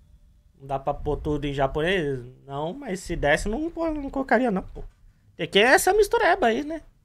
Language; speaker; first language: Portuguese; native; Portuguese